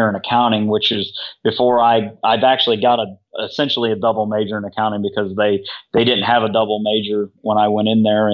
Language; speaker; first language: English; native; English